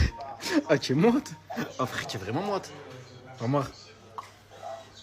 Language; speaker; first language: French; native; French